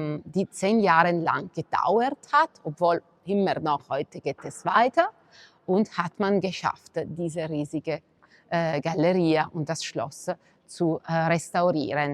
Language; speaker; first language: German; non-native, fluent; Italian